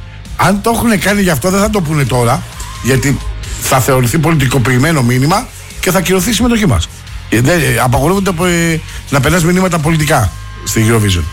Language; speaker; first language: Greek; native; Greek